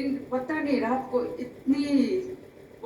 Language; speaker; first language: Hindi; non-native, local second language; Gujarati